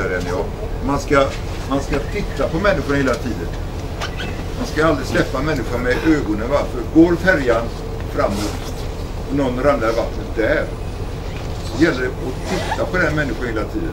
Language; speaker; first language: Swedish; native; Swedish